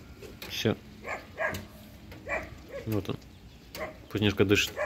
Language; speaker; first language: Russian; non-native, local second language; Azerbaijani